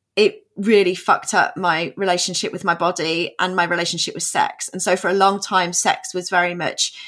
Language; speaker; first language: English; native; English